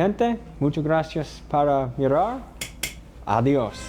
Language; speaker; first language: Spanish; non-native, learner; English